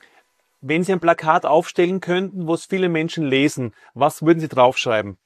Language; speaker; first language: German; native; German